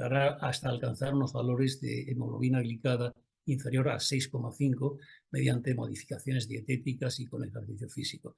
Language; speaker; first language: Spanish; native; Spanish